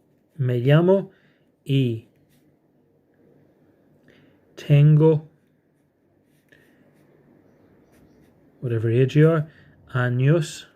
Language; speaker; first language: Spanish; non-native, fluent; English